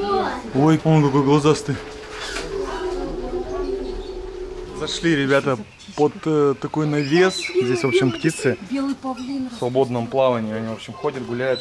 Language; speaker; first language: Russian; native; Russian